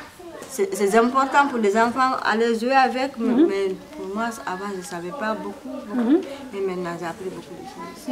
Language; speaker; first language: French; non-native, learner; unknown